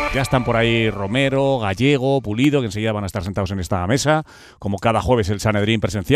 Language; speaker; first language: Spanish; native; Spanish